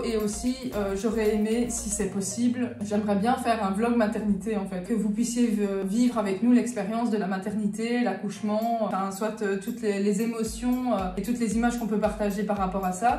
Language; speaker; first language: French; native; French